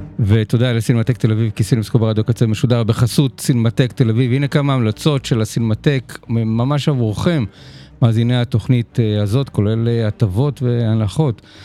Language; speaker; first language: Hebrew; native; Hebrew